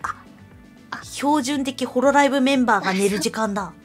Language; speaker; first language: Japanese; native; Japanese